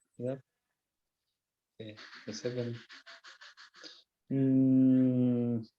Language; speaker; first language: English; non-native, learner; Spanish